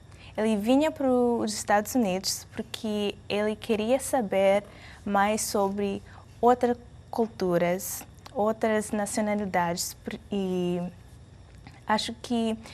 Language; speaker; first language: Portuguese; non-native, learner; English